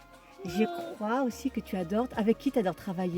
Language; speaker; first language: French; native; French